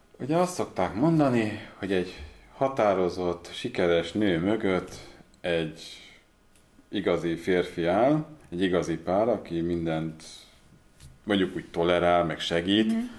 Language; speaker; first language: Hungarian; native; Hungarian